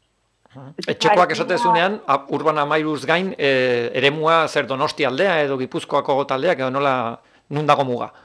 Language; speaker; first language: Basque; native; Basque